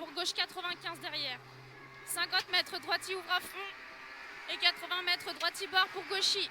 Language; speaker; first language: French; native; French